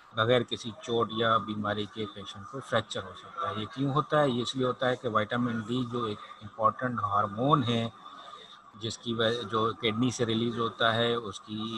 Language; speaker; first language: Urdu; native; Urdu